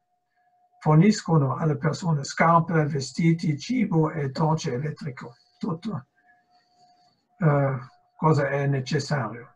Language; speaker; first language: Italian; non-native, fluent; German